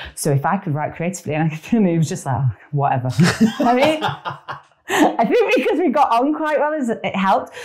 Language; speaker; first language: English; native; English